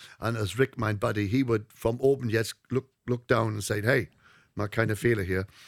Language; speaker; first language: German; non-native, learner; English